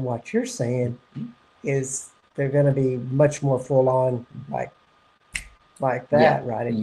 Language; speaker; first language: English; native; English